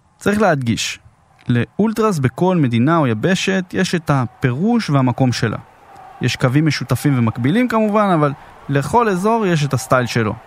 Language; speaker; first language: Hebrew; native; Hebrew